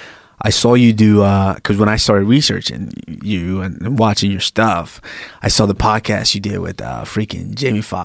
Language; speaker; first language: English; early bilingual, other home language; Yoruba